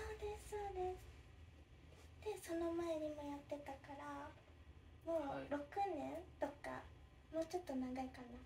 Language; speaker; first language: Japanese; native; Japanese